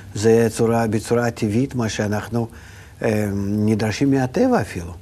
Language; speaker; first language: Hebrew; non-native, fluent; Russian